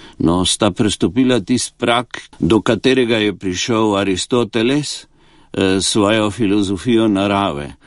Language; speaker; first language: Slovenian; early bilingual, heritage; Slovenian